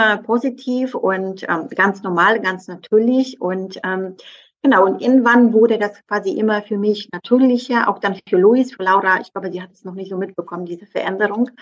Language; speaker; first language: German; non-native, fluent; Polish